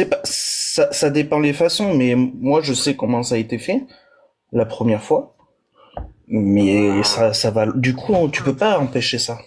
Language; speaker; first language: French; native; French